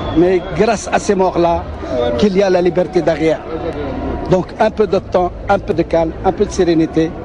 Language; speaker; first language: French; non-native, local second language; Arabic